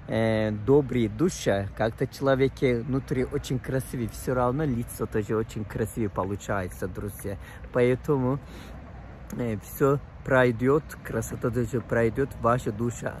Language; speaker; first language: Russian; non-native, fluent; Turkish